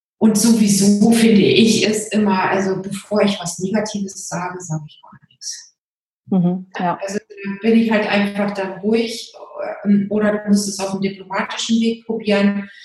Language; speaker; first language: German; native; German